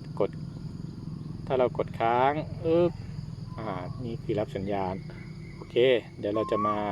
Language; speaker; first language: Thai; native; Thai